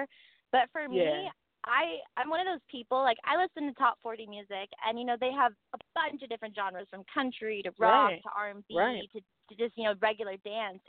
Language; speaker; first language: English; native; English